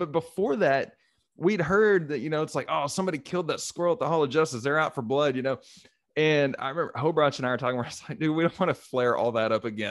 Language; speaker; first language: English; native; English